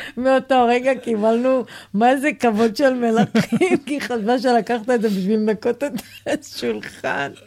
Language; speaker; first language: Hebrew; native; Hebrew